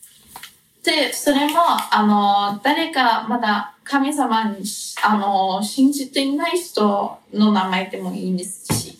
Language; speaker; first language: Japanese; non-native, fluent; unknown